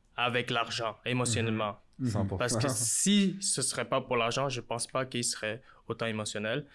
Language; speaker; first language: French; native; French